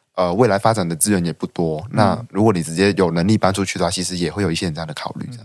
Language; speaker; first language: Chinese; non-native, local second language; Cantonese